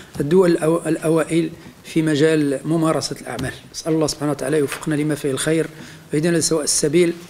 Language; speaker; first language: Arabic; native; Arabic